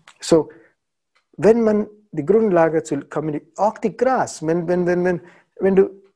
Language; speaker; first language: German; non-native, learner; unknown